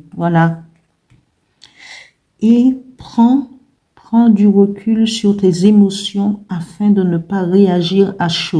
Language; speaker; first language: French; native; French